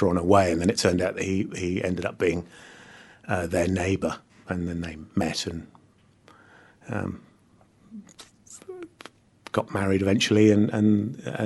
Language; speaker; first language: English; native; English